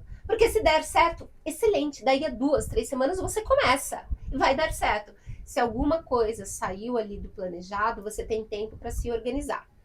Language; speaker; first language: Portuguese; native; Portuguese